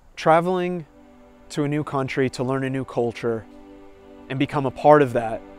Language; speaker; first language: English; native; English